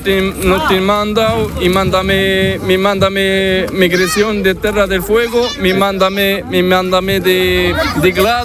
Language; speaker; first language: Spanish; non-native, learner; Arabic